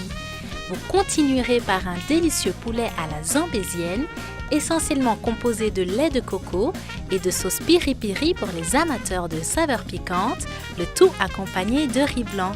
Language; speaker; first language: French; native; French